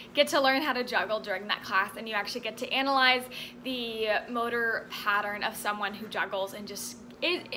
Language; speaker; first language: English; native; English